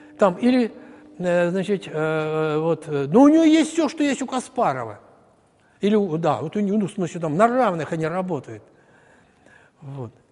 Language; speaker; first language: Russian; native; Russian